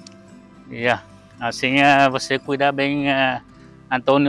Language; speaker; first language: Portuguese; non-native, learner; Vietnamese